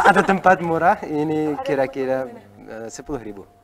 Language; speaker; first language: Indonesian; non-native, learner; Uzbek